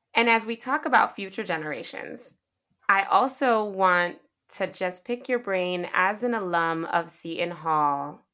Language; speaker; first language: English; early bilingual, other home language; Spanish